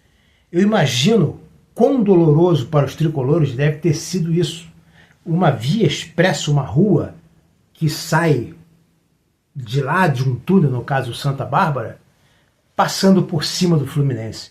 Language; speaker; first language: Portuguese; native; Portuguese